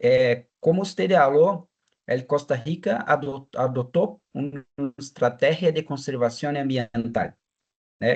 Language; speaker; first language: Spanish; non-native, fluent; Portuguese